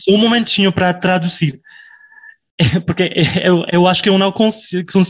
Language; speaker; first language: Portuguese; non-native, fluent; Spanish